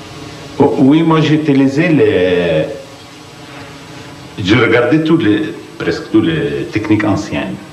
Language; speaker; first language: French; non-native, fluent; Arabic